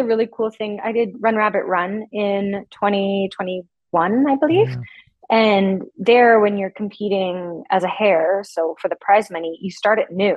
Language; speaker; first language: English; native; English